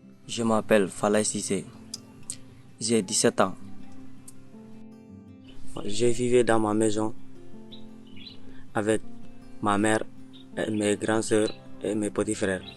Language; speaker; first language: French; non-native, learner; Mandingo